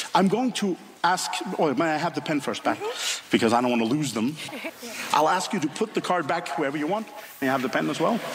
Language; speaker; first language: English; non-native, fluent; Finnish